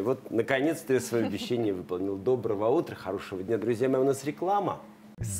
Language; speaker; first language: Russian; native; Russian